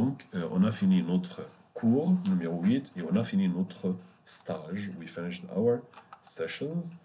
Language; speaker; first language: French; non-native, fluent; Arabic